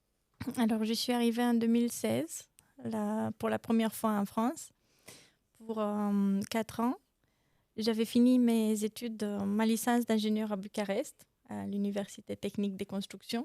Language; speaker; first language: French; non-native, fluent; Romanian